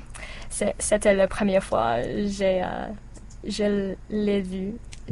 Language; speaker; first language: French; non-native, learner; English